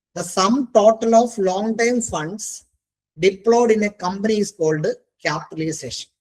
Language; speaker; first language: English; non-native, local second language; Malayalam